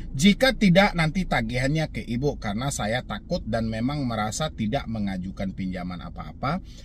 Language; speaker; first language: Indonesian; non-native, local second language; Minangkabau